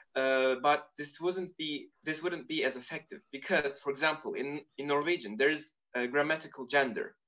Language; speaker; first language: English; non-native, fluent; Turkish